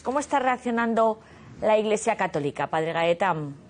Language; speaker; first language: Spanish; native; Spanish